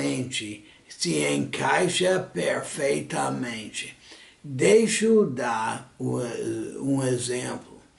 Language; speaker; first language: Portuguese; non-native, fluent; English